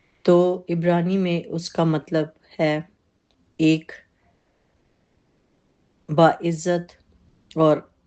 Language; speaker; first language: Urdu; native; Urdu